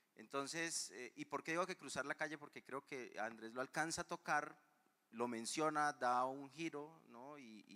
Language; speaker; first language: Spanish; native; Spanish